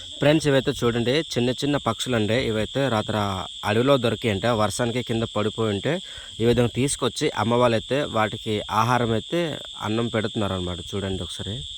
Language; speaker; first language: Telugu; non-native, local second language; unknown